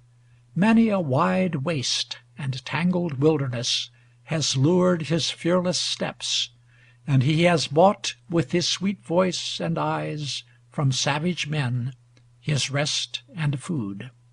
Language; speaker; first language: English; native; English